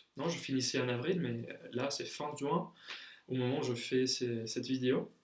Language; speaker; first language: French; non-native, fluent; Spanish